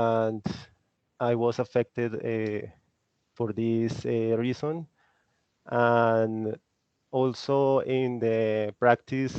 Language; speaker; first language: English; non-native, learner; Spanish